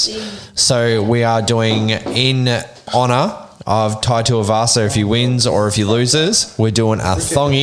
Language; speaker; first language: English; native; English